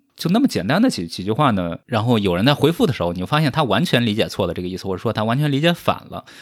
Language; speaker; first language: Chinese; native; Chinese